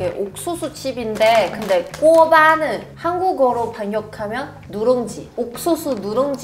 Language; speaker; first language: Korean; non-native, learner; Chinese